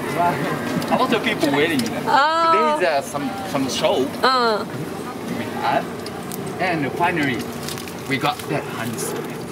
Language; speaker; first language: English; non-native, learner; Japanese